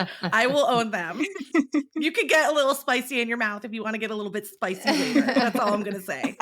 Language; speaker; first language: English; native; English